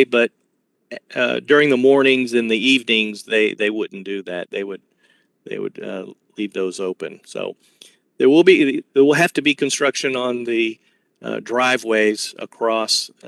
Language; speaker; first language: English; native; English